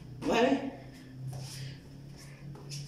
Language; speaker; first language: Spanish; native; Spanish